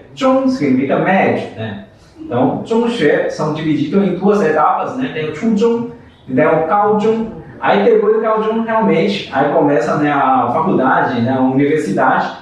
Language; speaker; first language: Portuguese; non-native, fluent; Chinese